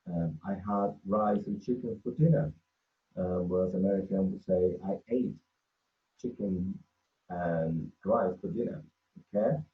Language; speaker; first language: English; non-native, fluent; Spanish